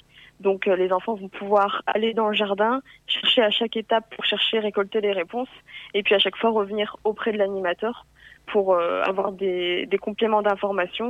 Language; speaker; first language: French; native; French